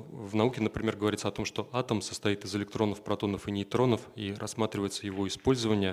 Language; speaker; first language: Russian; native; Russian